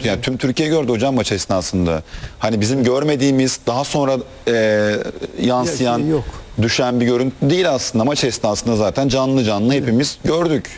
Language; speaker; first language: Turkish; native; Turkish